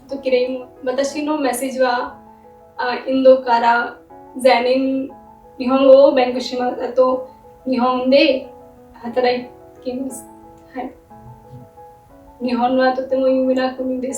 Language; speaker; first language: Japanese; non-native, learner; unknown